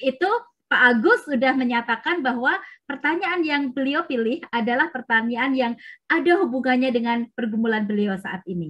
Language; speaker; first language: Indonesian; native; Indonesian